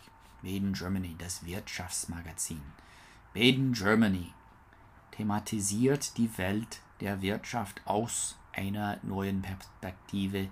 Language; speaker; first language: German; non-native, learner; English